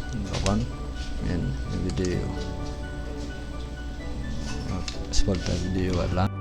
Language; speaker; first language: French; non-native, learner; Haitian Creole